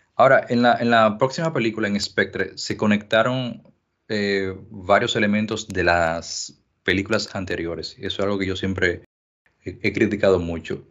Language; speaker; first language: Spanish; native; Spanish